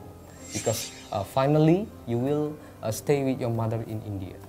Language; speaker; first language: English; non-native, learner; Indonesian